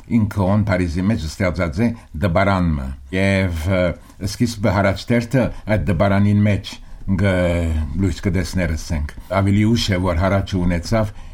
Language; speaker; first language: Armenian; early bilingual, heritage; Armenian